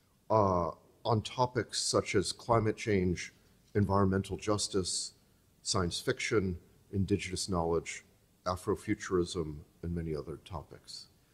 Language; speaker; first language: English; native; English